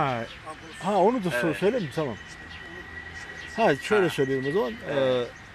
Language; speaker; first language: Turkish; native; Turkish